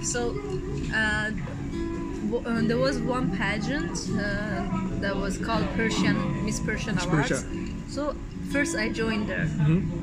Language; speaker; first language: English; non-native, learner; Persian